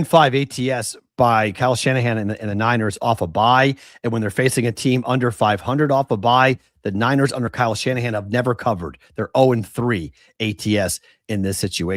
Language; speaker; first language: English; native; English